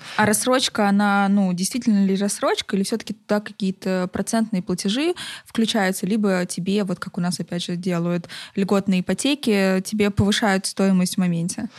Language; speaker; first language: Russian; native; Russian